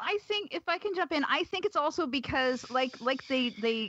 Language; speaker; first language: English; native; English